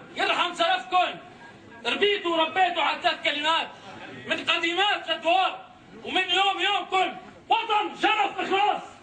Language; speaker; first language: Arabic; native; Arabic